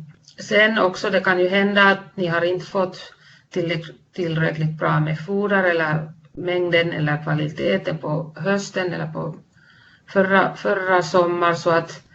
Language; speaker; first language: Swedish; non-native, fluent; Finnish